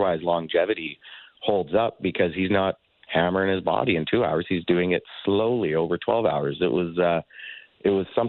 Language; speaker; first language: English; native; English